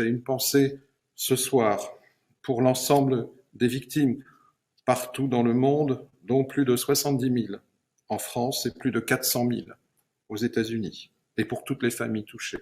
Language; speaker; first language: French; native; French